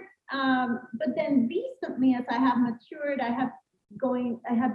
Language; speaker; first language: English; non-native, fluent; Spanish